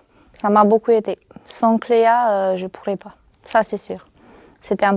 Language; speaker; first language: French; non-native, fluent; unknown